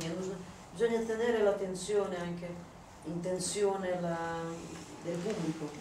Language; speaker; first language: Italian; non-native, fluent; Russian